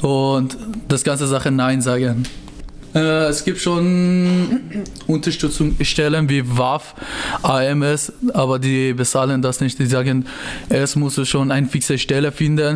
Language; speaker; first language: German; non-native, learner; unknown